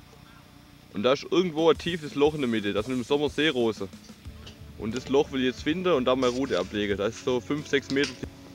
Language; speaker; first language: German; native; German